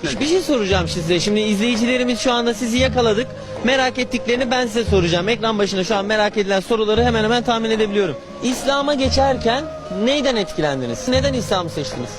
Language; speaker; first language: Turkish; native; Turkish